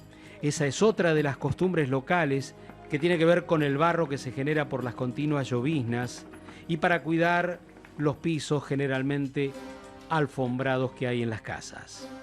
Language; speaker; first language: Spanish; native; Spanish